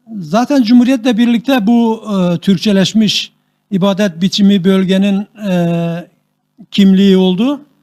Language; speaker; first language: Turkish; non-native, local second language; Kurdish